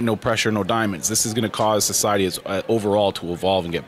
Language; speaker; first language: English; native; English